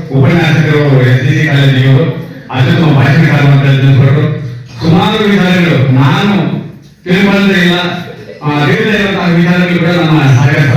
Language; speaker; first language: Kannada; non-native, local second language; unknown